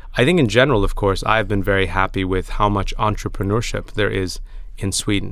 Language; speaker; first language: English; early bilingual, other home language; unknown